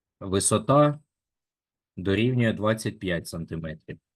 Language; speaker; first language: Ukrainian; native; Ukrainian